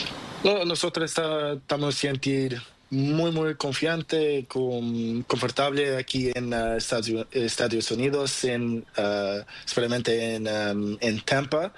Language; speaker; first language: Spanish; non-native, learner; Portuguese